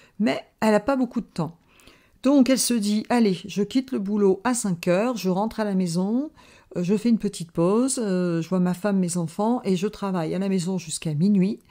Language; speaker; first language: French; native; French